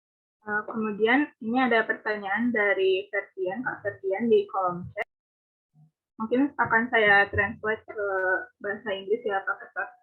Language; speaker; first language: Indonesian; native; Indonesian